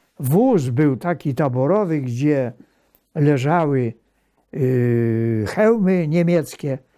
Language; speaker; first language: Polish; native; Polish